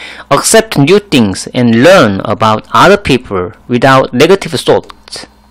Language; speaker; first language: English; non-native, fluent; Korean